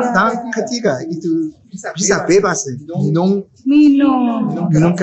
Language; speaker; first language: Indonesian; non-native, learner; Japanese